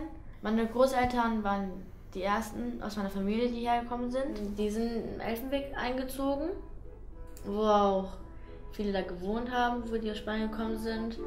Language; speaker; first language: German; early bilingual, other home language; Spanish